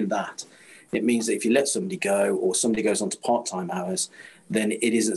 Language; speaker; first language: English; native; English